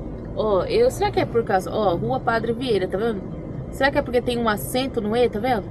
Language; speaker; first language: Portuguese; native; Portuguese